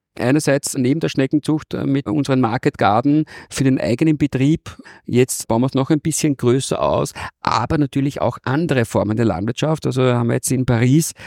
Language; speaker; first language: German; native; German